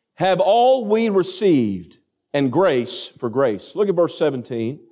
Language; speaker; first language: English; native; English